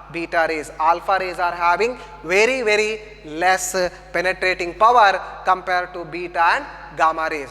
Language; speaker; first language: English; non-native, local second language; Kannada